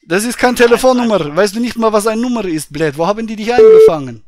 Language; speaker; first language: German; native; German